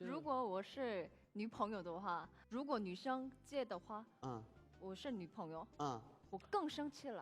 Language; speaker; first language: Chinese; non-native, learner; Korean